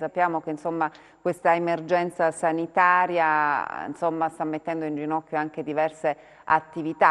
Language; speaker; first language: Italian; native; Italian